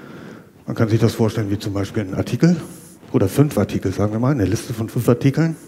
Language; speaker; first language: German; native; German